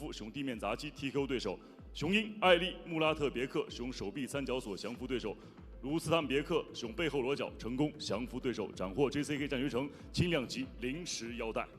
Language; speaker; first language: Chinese; native; Chinese